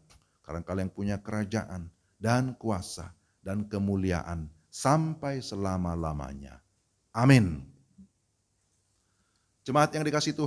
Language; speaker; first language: Indonesian; native; Indonesian